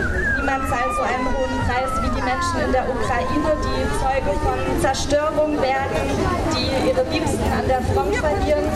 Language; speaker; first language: German; native; German